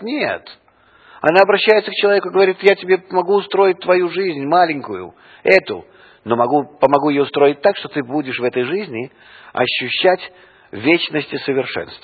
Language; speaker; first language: Russian; non-native, fluent; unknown